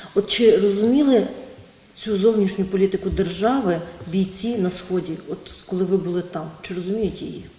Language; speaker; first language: Ukrainian; native; Ukrainian